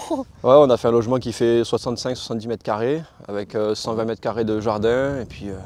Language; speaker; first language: French; native; French